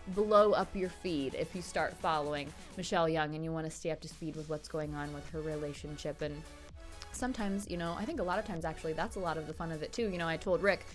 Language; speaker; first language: English; native; English